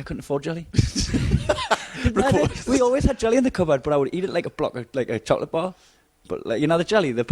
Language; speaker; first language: English; native; English